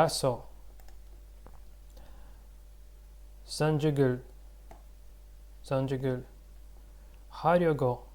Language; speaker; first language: Korean; non-native, learner; Russian